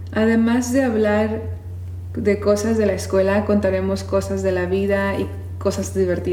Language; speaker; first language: Spanish; early bilingual, other home language; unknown